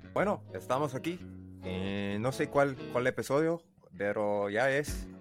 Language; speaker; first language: Spanish; non-native, learner; English